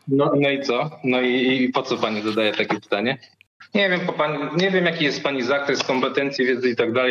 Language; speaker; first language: Polish; native; Polish